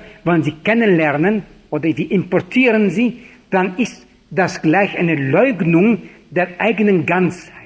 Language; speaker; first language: German; non-native, fluent; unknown